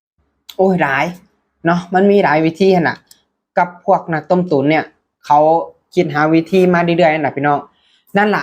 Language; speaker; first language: Thai; non-native, local second language; Lao